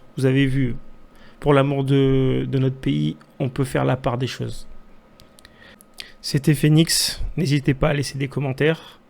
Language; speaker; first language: French; native; French